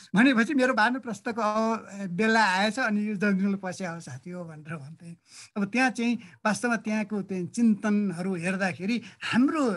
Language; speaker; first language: Nepali; native; Nepali